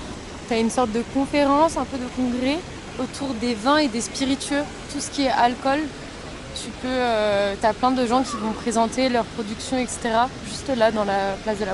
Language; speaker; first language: French; native; French